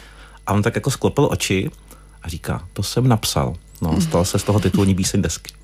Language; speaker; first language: Czech; native; Czech